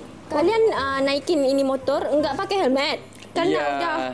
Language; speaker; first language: Indonesian; non-native, learner; Malay